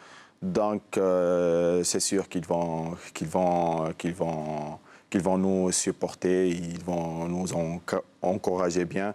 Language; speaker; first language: French; non-native, local second language; Arabic